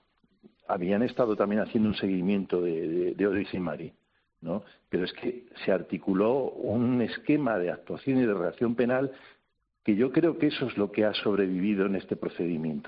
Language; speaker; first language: Spanish; native; Spanish